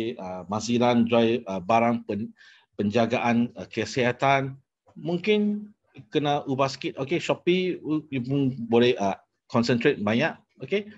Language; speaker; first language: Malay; non-native, local second language; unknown